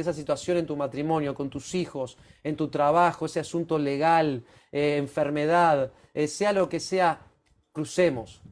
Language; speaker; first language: Spanish; native; Spanish